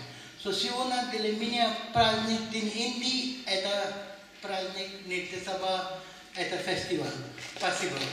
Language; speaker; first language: Russian; non-native, learner; Hindi